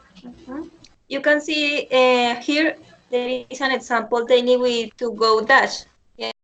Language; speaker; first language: English; non-native, learner; Spanish